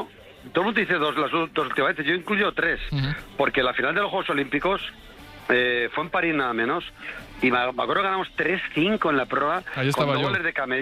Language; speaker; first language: Spanish; native; Spanish